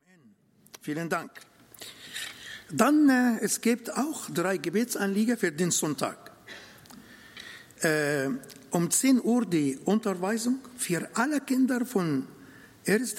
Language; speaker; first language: German; non-native, learner; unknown